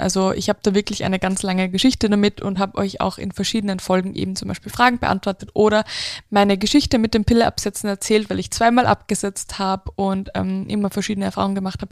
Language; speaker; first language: German; native; German